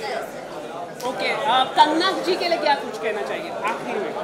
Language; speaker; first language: Hindi; native; Hindi